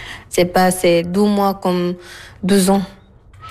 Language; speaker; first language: French; non-native, learner; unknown